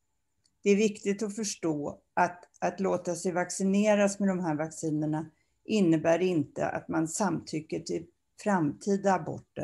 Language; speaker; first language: Swedish; native; Swedish